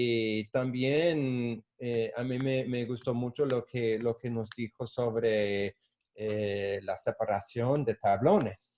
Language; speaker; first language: Spanish; non-native, fluent; English